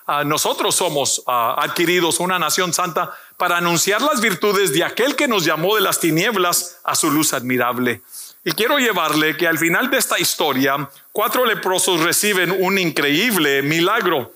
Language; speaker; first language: Spanish; early bilingual, heritage; Spanish